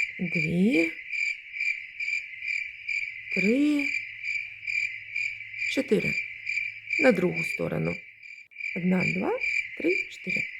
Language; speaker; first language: Ukrainian; native; Ukrainian